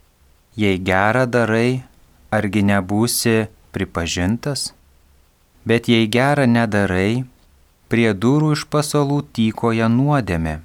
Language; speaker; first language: Lithuanian; native; Lithuanian